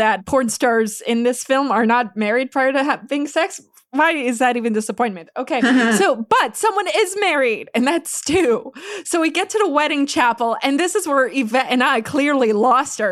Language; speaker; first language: English; non-native, fluent; Polish